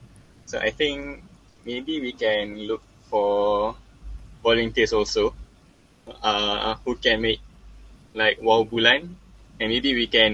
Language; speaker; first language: English; non-native, local second language; Malay